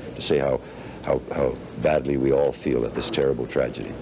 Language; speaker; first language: English; native; English